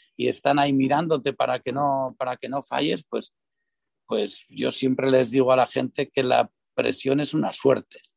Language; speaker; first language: Spanish; native; Spanish